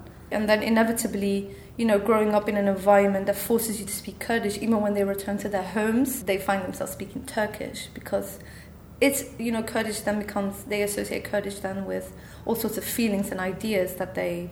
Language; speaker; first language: English; non-native, fluent; Kurdish